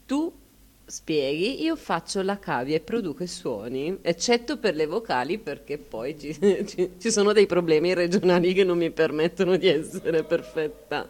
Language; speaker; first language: Italian; native; Italian